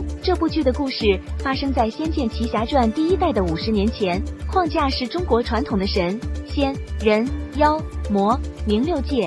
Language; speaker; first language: Chinese; native; Chinese